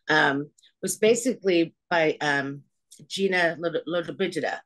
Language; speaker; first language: English; native; English